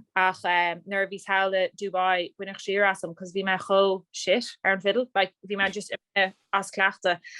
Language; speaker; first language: Irish; native; Irish